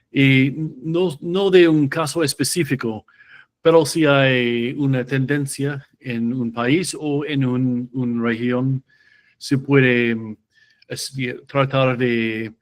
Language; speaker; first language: Spanish; non-native, fluent; English